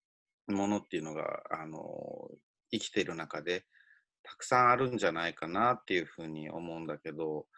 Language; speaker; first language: Japanese; native; Japanese